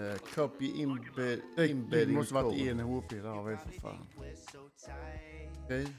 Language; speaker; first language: Swedish; native; Swedish